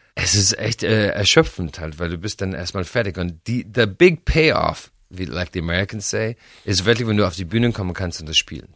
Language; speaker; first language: German; non-native, fluent; English